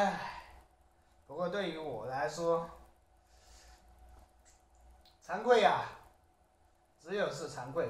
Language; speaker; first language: Chinese; native; Chinese